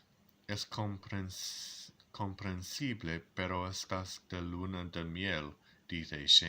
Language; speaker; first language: Spanish; non-native, learner; English